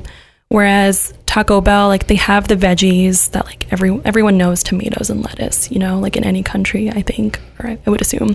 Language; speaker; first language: English; early bilingual, other home language; Gujarati